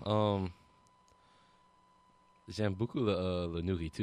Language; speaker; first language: French; non-native, local second language; English